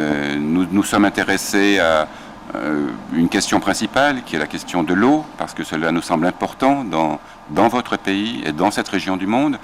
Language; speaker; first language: French; native; French